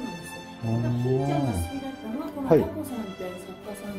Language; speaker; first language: Japanese; native; Japanese